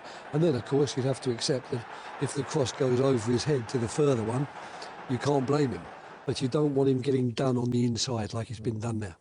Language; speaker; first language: English; native; English